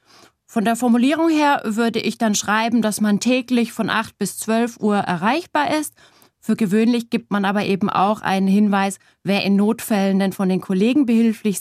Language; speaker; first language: German; native; German